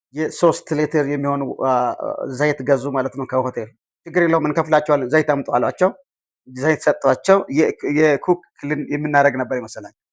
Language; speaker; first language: Amharic; non-native, local second language; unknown